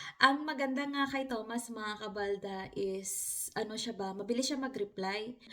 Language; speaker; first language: Filipino; non-native, local second language; Hiligaynon